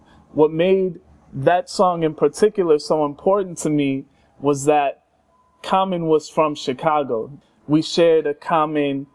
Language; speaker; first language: English; early bilingual, other home language; Spanish